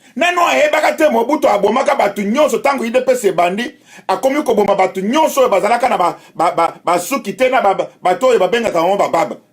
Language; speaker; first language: Lingala; non-native, local second language; Luba-Lulua